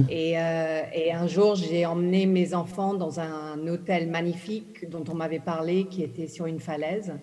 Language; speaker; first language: French; early bilingual, other home language; English